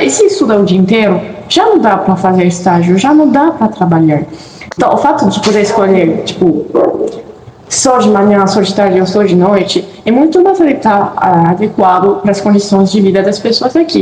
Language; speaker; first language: Portuguese; non-native, fluent; French